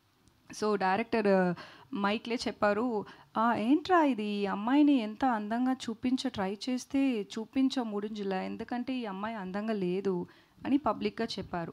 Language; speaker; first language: Telugu; non-native, learner; Tamil